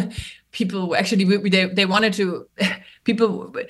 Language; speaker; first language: English; non-native, fluent; German